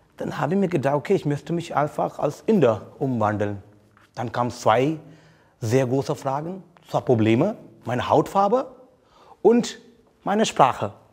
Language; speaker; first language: German; non-native, fluent; Hindi